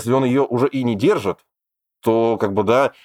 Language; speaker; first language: Russian; native; Russian